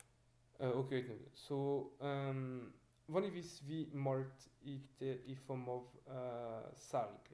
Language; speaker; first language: Swedish; non-native, learner; French